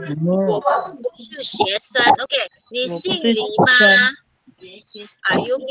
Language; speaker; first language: Chinese; non-native, fluent; Filipino